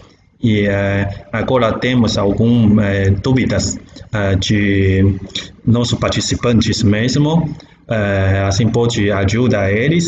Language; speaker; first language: Portuguese; non-native, learner; Chinese